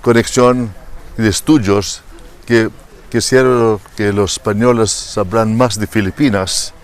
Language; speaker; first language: Spanish; non-native, fluent; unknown